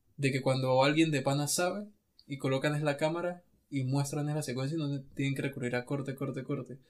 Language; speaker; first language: Spanish; native; Spanish